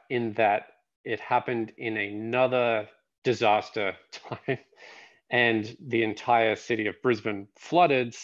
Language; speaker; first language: English; native; English